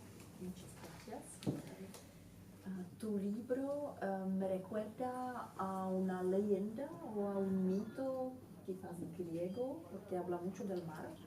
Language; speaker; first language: Spanish; non-native, fluent; Czech